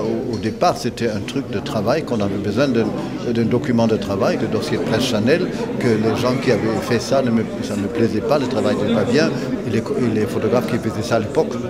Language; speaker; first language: French; non-native, fluent; German